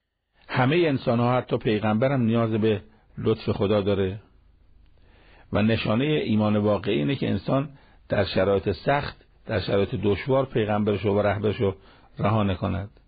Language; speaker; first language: Persian; native; Persian